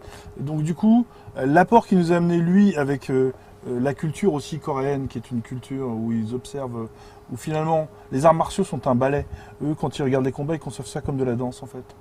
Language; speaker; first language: French; native; French